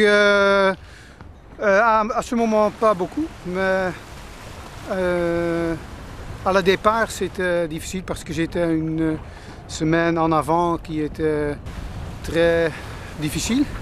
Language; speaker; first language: French; non-native, learner; Dutch